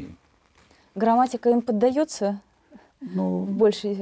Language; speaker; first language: Russian; native; Russian